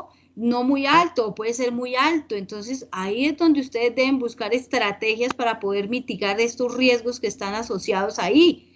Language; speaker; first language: Spanish; native; Spanish